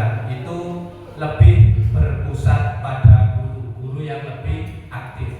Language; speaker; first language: Indonesian; native; Indonesian